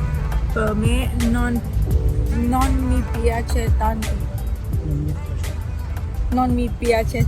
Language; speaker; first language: Italian; non-native, learner; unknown